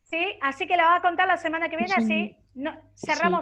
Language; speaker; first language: Spanish; native; Spanish